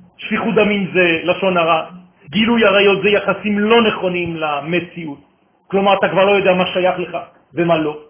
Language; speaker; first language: Hebrew; non-native, fluent; French